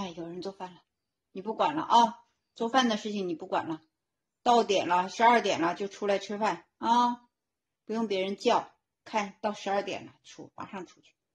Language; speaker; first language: Chinese; native; Chinese